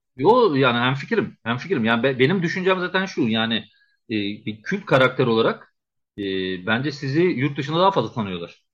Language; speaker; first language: Turkish; native; Turkish